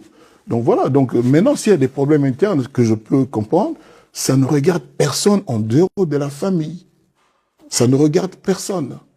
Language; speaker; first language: French; non-native, local second language; Lingala